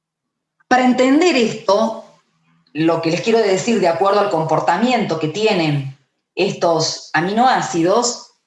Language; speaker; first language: Spanish; native; Spanish